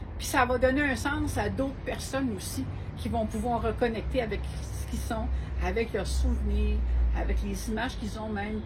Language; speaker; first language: French; native; French